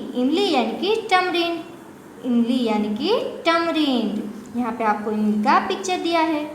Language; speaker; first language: Hindi; non-native, local second language; Gujarati